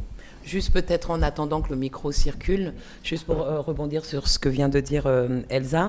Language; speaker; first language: French; native; French